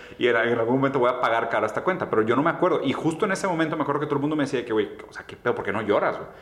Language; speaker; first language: Spanish; early bilingual, other home language; Portuguese